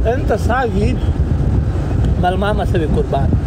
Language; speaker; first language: Arabic; non-native, learner; Pashto